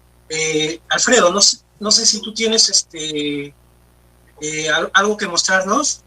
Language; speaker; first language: Spanish; native; Spanish